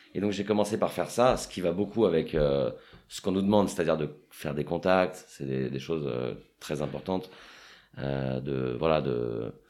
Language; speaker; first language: French; native; French